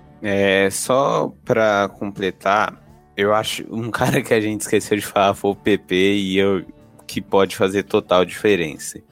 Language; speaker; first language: Portuguese; native; Portuguese